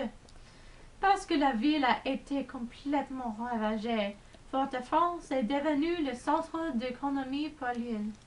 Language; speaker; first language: French; non-native, learner; English